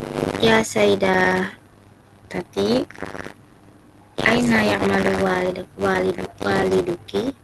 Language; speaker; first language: Arabic; non-native, learner; Indonesian